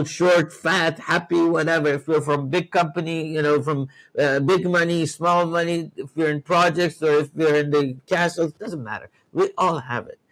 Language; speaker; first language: English; non-native, fluent; Persian